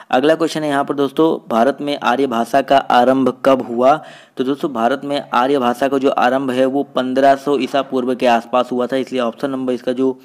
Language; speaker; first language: Hindi; native; Hindi